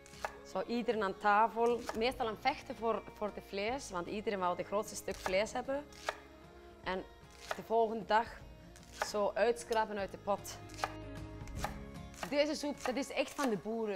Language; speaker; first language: Dutch; non-native, fluent; Icelandic